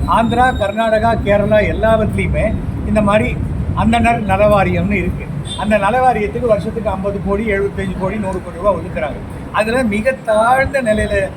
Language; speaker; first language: Tamil; native; Tamil